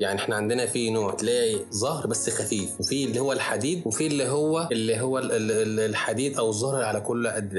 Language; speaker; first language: Arabic; native; Arabic